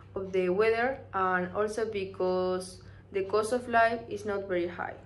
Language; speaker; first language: English; non-native, learner; Spanish